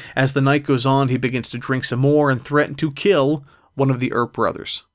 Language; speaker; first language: English; native; English